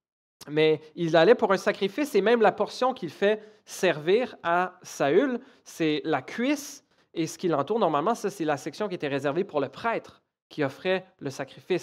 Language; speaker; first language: French; native; French